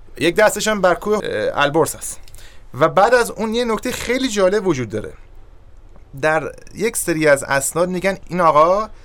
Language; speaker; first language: Persian; native; Persian